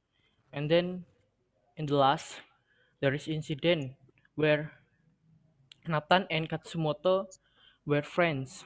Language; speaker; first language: English; non-native, learner; Indonesian